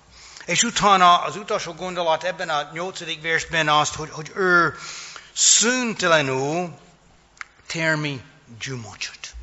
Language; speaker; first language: Hungarian; non-native, fluent; English